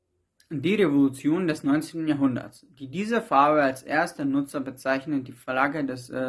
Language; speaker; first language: German; non-native, learner; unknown